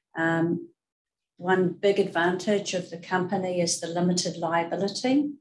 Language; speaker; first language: English; native; English